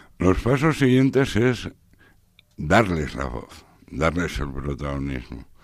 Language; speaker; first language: Spanish; native; Spanish